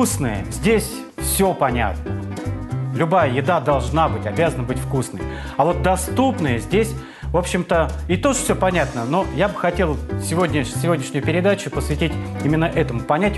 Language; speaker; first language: Russian; native; Russian